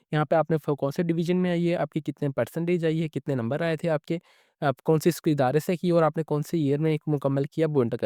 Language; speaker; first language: Hindi; non-native, local second language; Punjabi